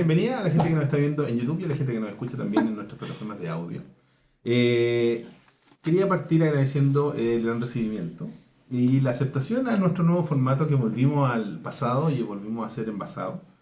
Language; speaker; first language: Spanish; native; Spanish